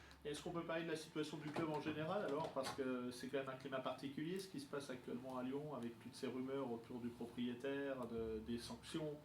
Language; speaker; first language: French; native; French